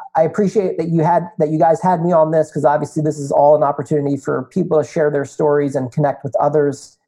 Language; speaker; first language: English; native; English